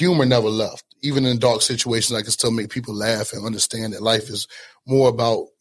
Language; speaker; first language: English; native; English